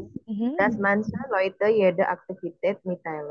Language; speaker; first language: German; non-native, learner; Indonesian